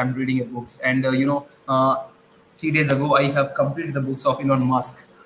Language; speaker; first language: English; non-native, learner; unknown